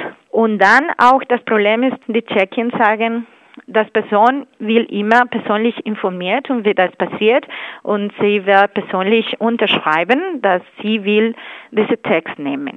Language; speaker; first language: German; non-native, fluent; Spanish